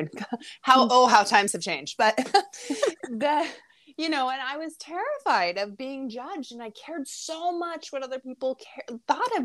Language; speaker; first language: English; native; English